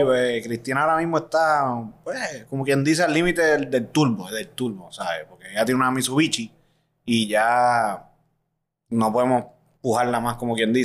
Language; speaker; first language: Spanish; native; Spanish